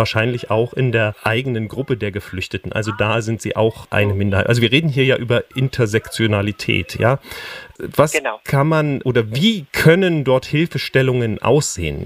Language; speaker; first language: German; native; German